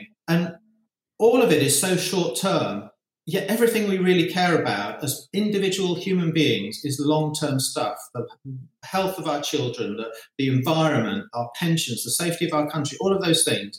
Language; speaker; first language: English; native; English